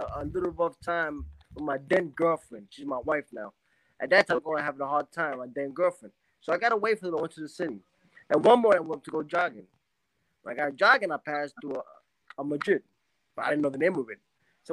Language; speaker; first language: English; native; English